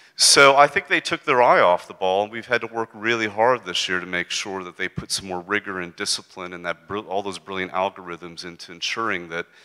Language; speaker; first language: English; native; English